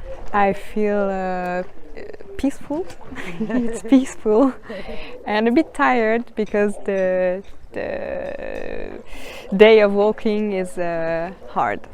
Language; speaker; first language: English; non-native, fluent; French